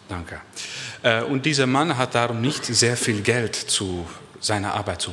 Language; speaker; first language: German; non-native, learner; Dutch